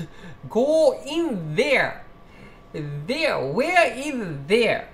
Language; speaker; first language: English; non-native, learner; Japanese